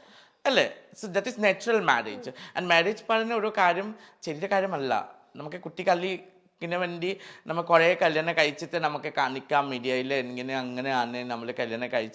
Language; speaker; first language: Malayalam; non-native, fluent; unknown